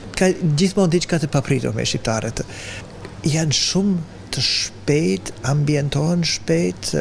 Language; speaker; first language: Albanian; non-native, fluent; English